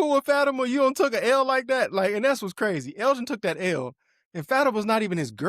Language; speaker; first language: English; native; English